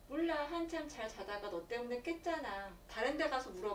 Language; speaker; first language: Korean; native; Korean